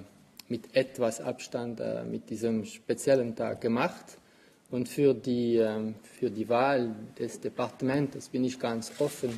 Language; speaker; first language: German; non-native, local second language; French